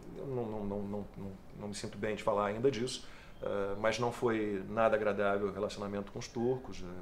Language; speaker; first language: Portuguese; native; Portuguese